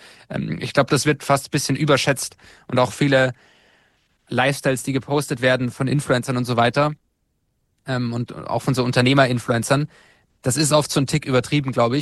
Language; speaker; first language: German; native; German